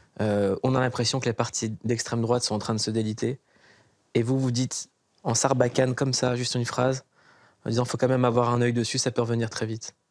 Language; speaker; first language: French; native; French